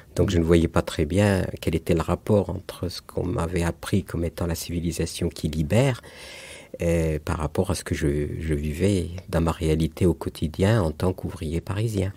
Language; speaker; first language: French; non-native, local second language; Arabic